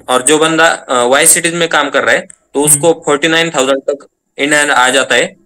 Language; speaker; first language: Hindi; non-native, local second language; Marathi